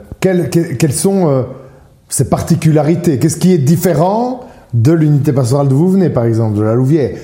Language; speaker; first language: French; native; French